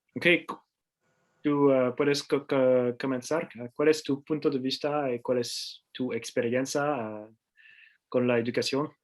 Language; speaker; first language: Spanish; non-native, learner; French